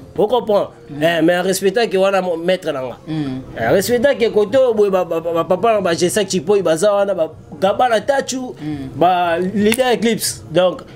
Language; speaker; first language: Lingala; native; Lingala